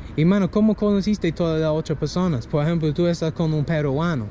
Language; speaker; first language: Spanish; non-native, learner; English